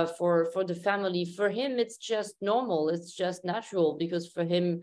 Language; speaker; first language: English; non-native, fluent; Arabic